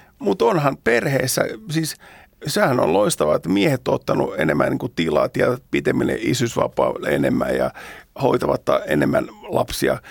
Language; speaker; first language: Finnish; native; Finnish